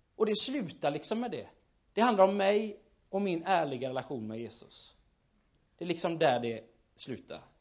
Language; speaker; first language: Swedish; native; Swedish